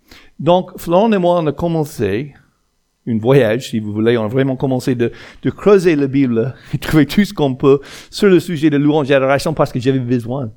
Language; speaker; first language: French; non-native, fluent; English